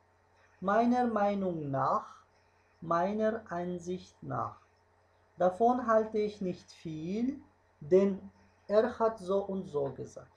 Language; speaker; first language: German; non-native, fluent; Uzbek